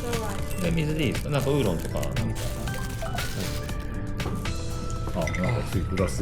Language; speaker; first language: Japanese; native; Japanese